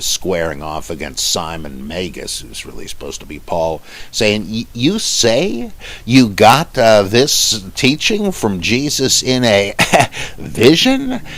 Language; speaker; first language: English; native; English